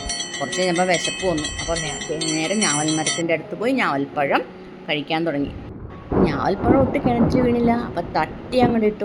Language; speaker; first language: Malayalam; native; Malayalam